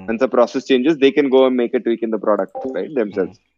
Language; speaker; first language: English; non-native, local second language; Telugu